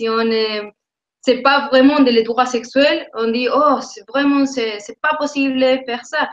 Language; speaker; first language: French; non-native, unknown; Spanish